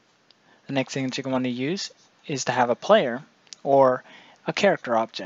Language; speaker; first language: English; native; English